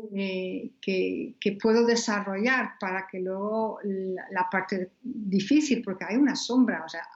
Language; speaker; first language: Spanish; non-native, fluent; Dutch